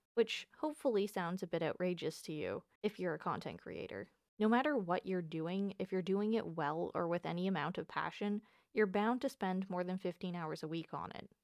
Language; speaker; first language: English; native; English